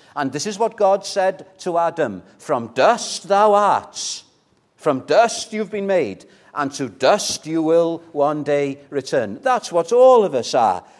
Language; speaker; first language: English; native; English